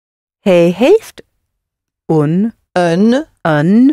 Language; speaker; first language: Dutch; non-native, learner; English